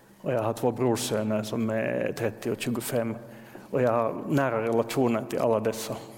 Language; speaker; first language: Swedish; native; Swedish